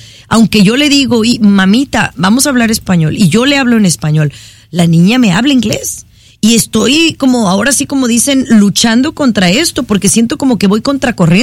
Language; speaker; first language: Spanish; native; Spanish